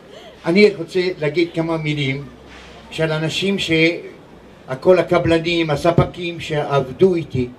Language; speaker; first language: Hebrew; non-native, learner; French